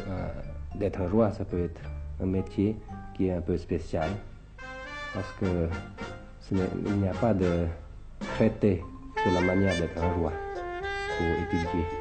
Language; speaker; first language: French; early bilingual, other home language; Thai